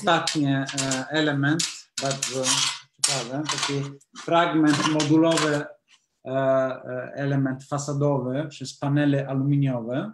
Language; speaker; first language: Polish; non-native, learner; Italian